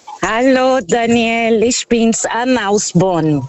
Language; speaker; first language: German; non-native, learner; Portuguese